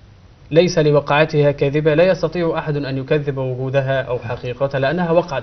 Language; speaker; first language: Arabic; native; Arabic